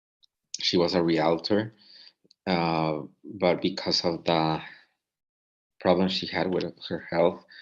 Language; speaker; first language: English; non-native, fluent; Spanish